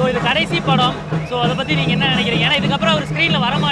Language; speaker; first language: Tamil; native; Tamil